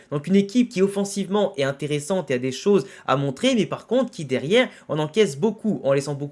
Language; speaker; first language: French; native; French